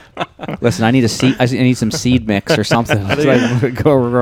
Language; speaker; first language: English; native; English